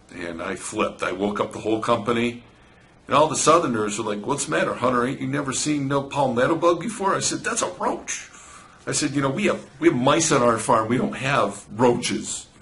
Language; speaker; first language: English; native; English